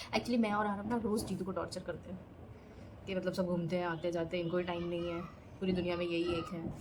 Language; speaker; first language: Hindi; native; Hindi